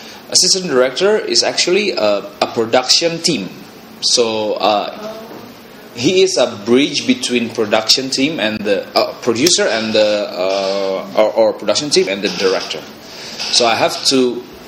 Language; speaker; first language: English; non-native, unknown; Indonesian